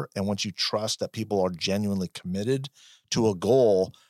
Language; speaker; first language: English; early bilingual, other home language; Spanish